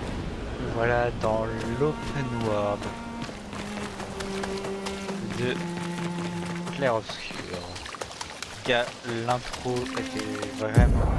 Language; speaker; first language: French; native; French